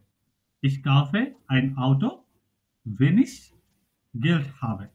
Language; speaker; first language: German; non-native, learner; Bangla